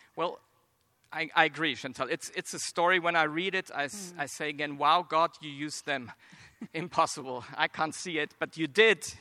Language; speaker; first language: English; non-native, fluent; German